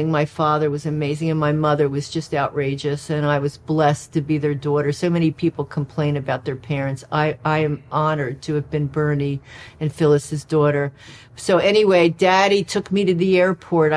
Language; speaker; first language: English; native; English